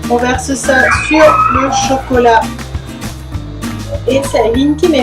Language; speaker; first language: French; native; French